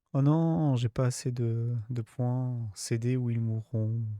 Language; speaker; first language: French; native; French